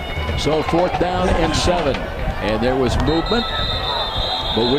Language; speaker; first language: English; native; English